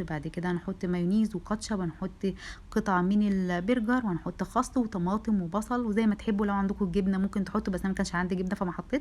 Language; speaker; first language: Arabic; native; Arabic